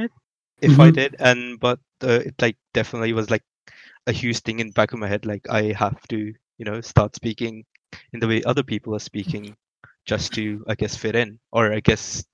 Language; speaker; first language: English; non-native, local second language; Urdu